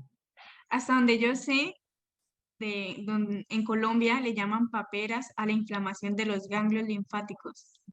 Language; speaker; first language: Spanish; native; Spanish